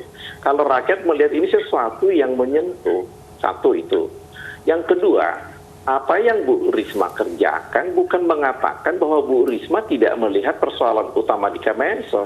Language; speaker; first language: Indonesian; native; Indonesian